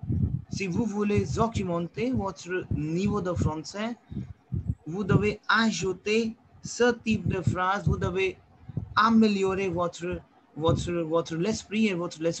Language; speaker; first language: French; non-native, fluent; Hindi